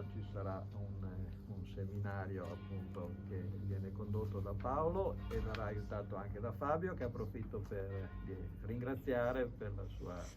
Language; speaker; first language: Italian; native; Italian